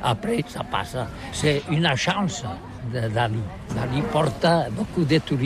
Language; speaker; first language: French; non-native, learner; Catalan